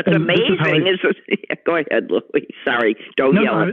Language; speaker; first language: English; native; English